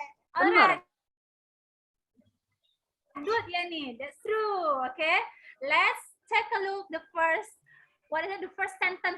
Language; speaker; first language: English; non-native, learner; Indonesian